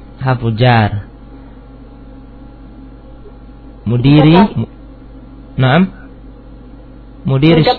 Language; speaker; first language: Arabic; non-native, fluent; Indonesian